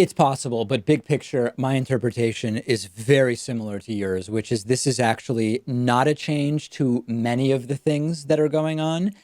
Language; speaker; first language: English; native; English